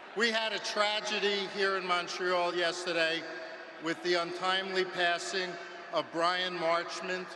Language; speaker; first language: English; native; English